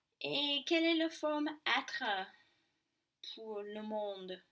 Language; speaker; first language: French; non-native, learner; English